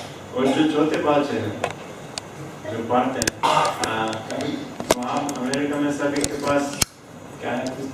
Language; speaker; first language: Hindi; non-native, fluent; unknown